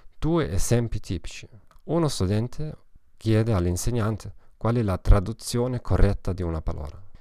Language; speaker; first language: Italian; non-native, learner; German